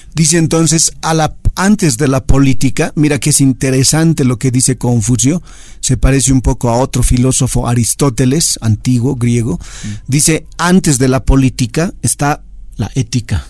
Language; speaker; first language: Spanish; native; Spanish